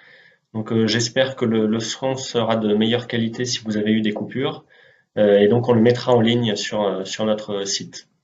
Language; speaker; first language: French; native; French